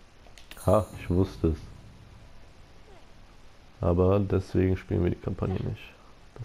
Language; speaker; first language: German; native; German